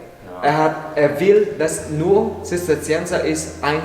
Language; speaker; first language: German; non-native, learner; Filipino